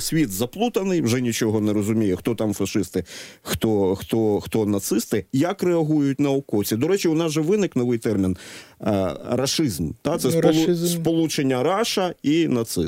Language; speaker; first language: Ukrainian; native; Ukrainian